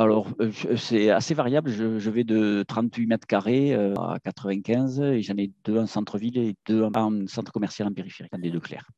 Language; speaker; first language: French; native; French